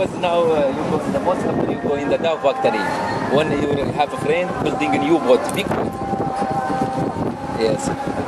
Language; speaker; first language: English; non-native, learner; Arabic